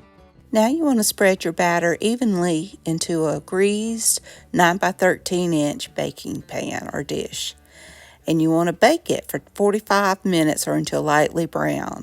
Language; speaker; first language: English; native; English